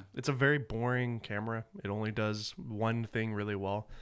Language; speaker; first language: English; native; English